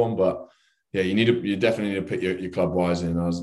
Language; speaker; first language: English; native; English